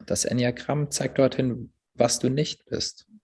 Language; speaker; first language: German; native; German